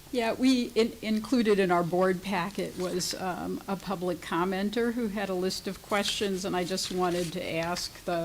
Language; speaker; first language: English; native; English